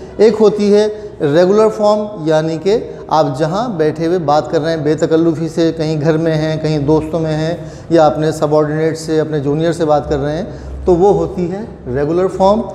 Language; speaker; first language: Urdu; native; Urdu